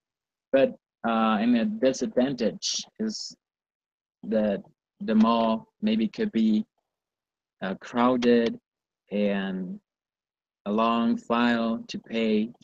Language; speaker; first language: English; non-native, learner; Spanish